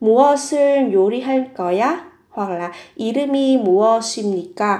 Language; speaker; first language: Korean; non-native, fluent; Vietnamese